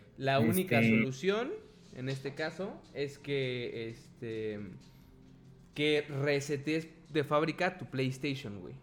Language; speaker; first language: Spanish; native; Spanish